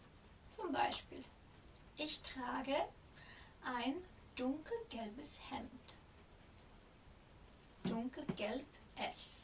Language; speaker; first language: German; non-native, fluent; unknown